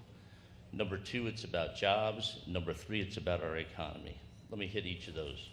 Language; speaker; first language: English; native; English